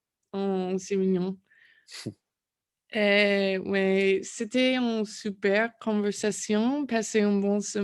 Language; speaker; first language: French; non-native, learner; English